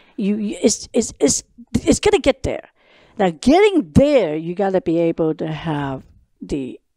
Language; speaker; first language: English; non-native, local second language; Cantonese